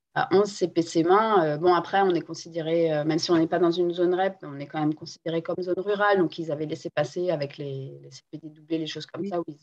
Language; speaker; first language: French; non-native, local second language; Guadeloupean Creole French